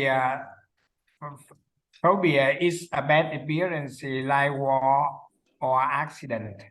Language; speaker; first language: English; non-native, learner; Vietnamese